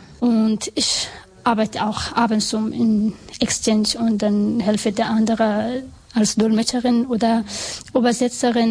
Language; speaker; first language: German; non-native, learner; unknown